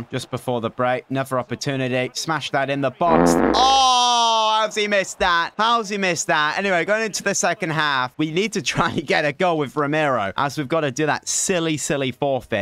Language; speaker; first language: English; native; English